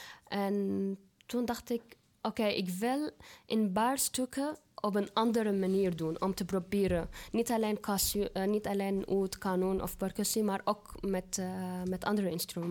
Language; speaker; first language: Dutch; non-native, fluent; Arabic